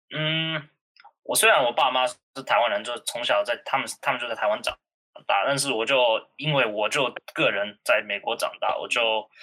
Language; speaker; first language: Chinese; early bilingual, other home language; English